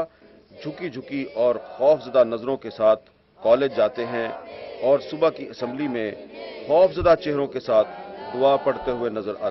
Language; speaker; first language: Urdu; native; Urdu